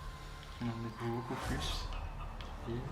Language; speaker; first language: French; native; French